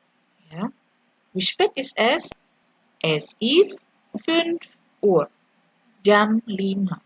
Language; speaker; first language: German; non-native, fluent; Indonesian